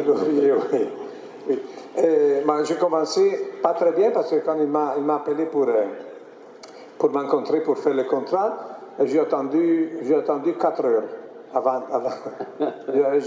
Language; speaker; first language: French; non-native, fluent; Italian